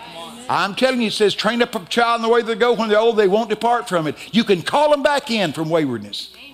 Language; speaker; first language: English; native; English